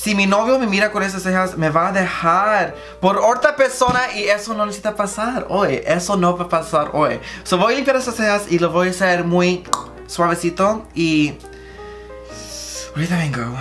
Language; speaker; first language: Spanish; early bilingual, heritage; Spanish